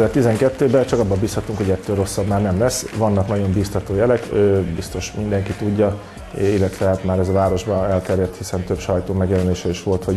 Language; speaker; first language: Hungarian; native; Hungarian